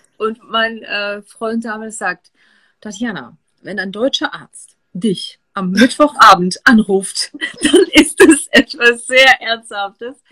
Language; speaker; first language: German; non-native, fluent; Russian